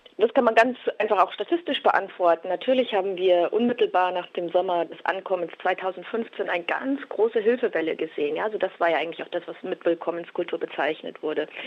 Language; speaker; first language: German; native; German